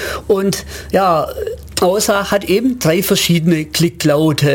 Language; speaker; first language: German; native; German